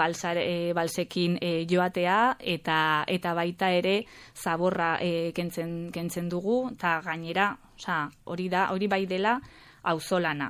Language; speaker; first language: Basque; non-native, local second language; Spanish